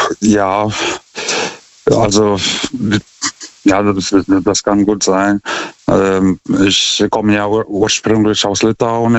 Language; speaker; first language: German; non-native, fluent; Lithuanian